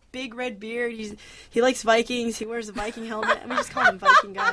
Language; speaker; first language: English; early bilingual, other home language; Chinese